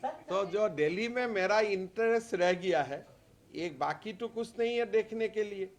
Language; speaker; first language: Hindi; non-native, local second language; Assamese